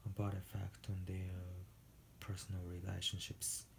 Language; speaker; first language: English; non-native, fluent; Japanese